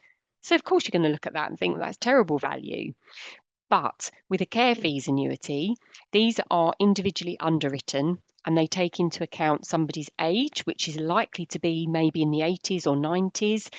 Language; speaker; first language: English; native; English